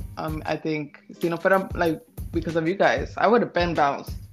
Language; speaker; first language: English; early bilingual, other home language; Spanish